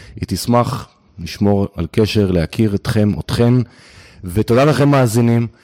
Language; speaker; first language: Hebrew; native; Hebrew